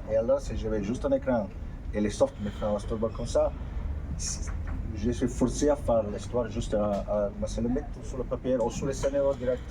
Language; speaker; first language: French; non-native, fluent; Italian